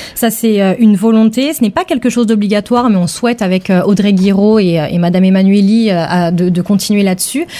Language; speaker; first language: French; native; French